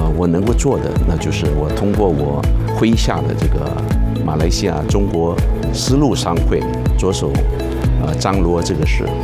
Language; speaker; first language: Chinese; native; Chinese